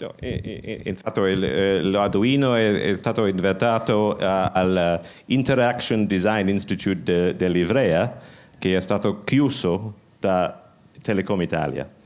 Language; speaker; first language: Italian; non-native, learner; English